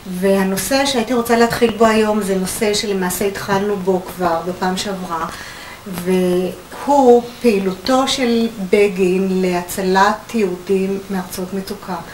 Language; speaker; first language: Hebrew; native; Hebrew